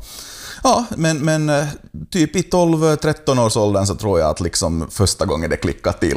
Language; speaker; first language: Swedish; native; Swedish